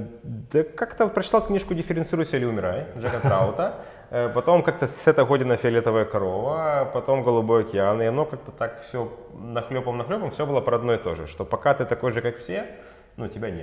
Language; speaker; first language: Russian; native; Russian